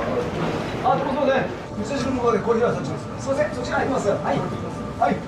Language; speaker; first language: Japanese; native; Japanese